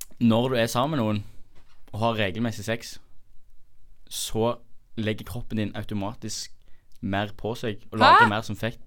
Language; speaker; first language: Norwegian; native; Norwegian